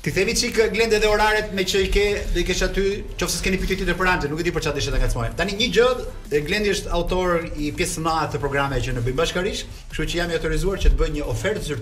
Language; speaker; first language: Albanian; native; Albanian